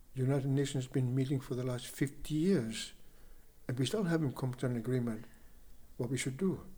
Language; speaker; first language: English; non-native, fluent; Kalaallisut